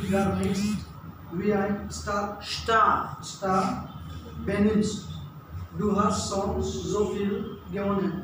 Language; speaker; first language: German; non-native, learner; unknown